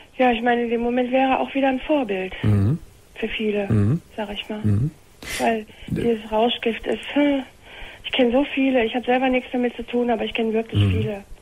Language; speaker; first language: German; native; German